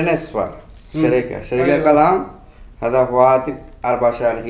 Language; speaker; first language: Arabic; non-native, learner; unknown